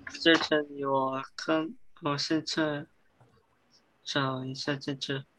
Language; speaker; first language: Chinese; early bilingual, heritage; Chinese